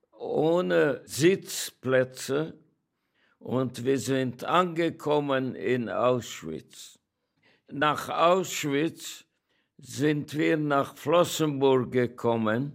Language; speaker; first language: German; non-native, fluent; Hungarian